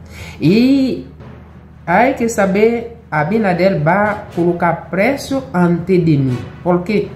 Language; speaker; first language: Spanish; non-native, local second language; Haitian Creole